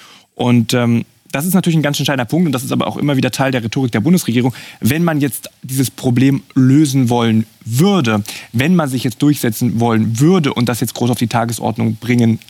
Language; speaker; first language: German; native; German